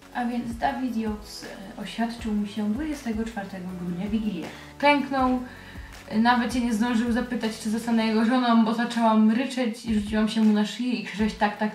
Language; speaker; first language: Polish; native; Polish